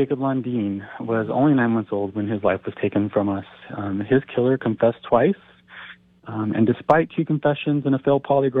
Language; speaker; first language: English; native; English